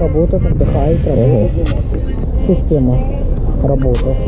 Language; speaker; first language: Russian; non-native, learner; Arabic